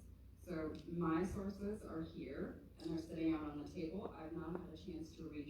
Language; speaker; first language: English; native; English